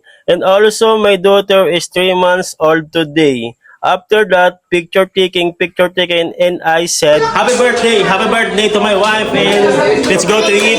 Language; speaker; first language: English; non-native, learner; Filipino